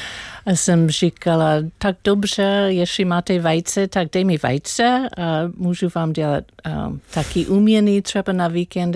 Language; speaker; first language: Czech; non-native, learner; English